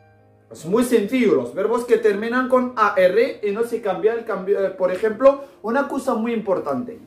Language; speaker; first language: Spanish; non-native, fluent; Arabic